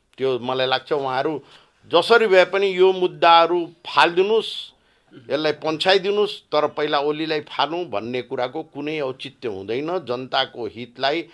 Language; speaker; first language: Nepali; non-native, local second language; Bhojpuri